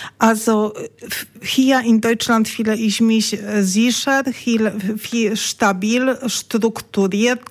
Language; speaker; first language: German; non-native, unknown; Polish